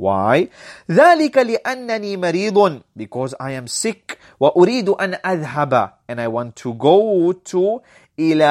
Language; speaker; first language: Arabic; non-native, fluent; English